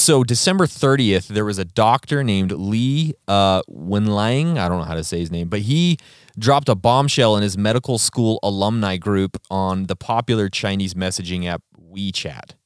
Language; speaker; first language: English; native; English